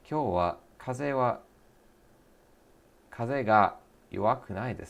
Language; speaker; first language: Japanese; non-native, learner; English